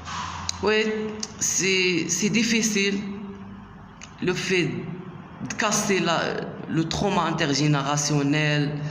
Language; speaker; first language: French; non-native, local second language; Arabic